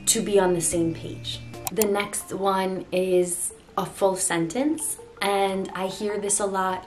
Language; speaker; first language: English; native; English